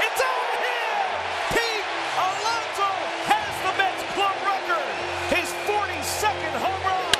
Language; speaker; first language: English; native; English